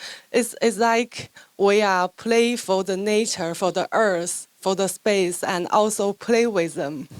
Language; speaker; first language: English; non-native, fluent; Chinese